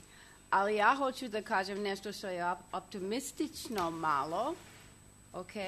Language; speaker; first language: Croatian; non-native, learner; English